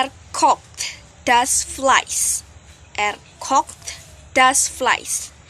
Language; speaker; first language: German; non-native, learner; Indonesian